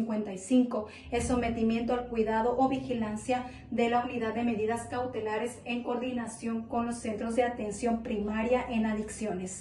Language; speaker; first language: Spanish; native; Spanish